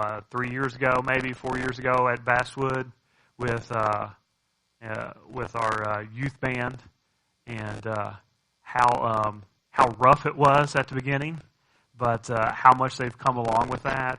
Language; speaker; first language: English; native; English